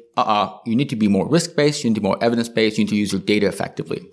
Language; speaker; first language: English; non-native, fluent; Persian